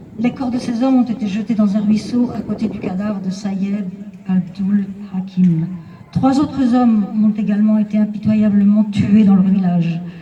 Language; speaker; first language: French; native; French